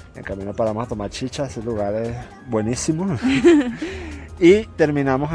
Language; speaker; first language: Spanish; native; Spanish